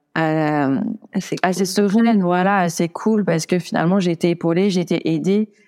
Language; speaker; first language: French; native; French